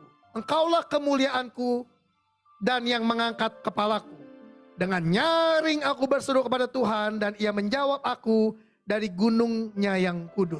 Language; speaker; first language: Indonesian; native; Indonesian